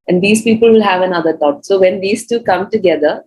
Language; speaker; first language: English; non-native, local second language; Malayalam